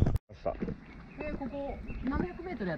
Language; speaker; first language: Japanese; native; Japanese